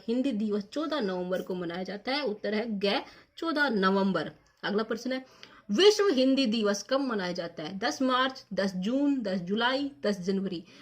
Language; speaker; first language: Hindi; native; Hindi